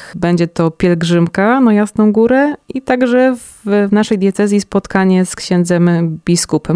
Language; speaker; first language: Polish; native; Polish